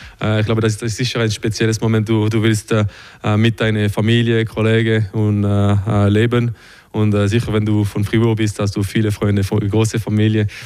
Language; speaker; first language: German; non-native, local second language; French